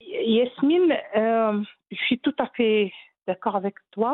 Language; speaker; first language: French; non-native, local second language; Arabic